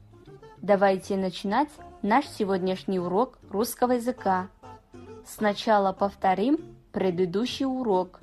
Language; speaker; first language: Russian; non-native, fluent; Kazakh